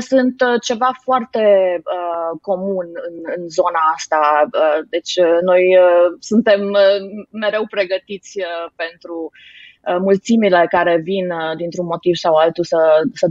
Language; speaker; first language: Romanian; native; Romanian